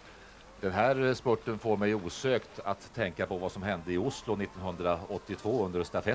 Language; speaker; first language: Swedish; native; Swedish